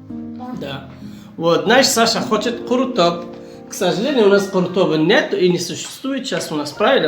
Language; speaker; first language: Russian; non-native, local second language; Tajik